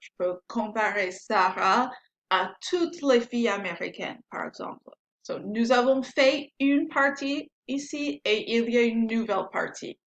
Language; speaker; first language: French; non-native, fluent; English